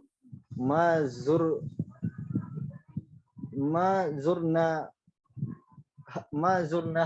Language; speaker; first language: Arabic; non-native, learner; Indonesian